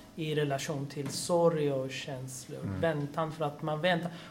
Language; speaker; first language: Swedish; non-native, fluent; Persian